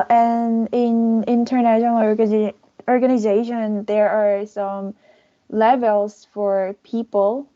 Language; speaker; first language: English; non-native, learner; Korean